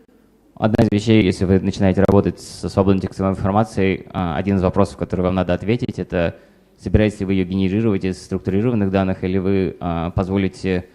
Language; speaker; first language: Russian; native; Russian